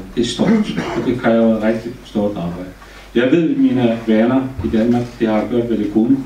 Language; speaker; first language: Danish; non-native, fluent; Turkish